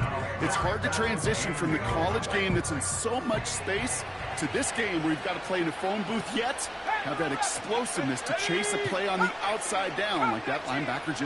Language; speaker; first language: English; native; English